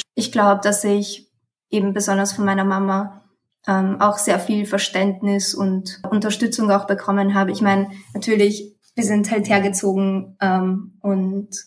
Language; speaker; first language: German; early bilingual, other home language; Romanian